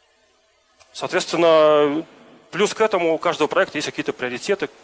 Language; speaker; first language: Russian; native; Russian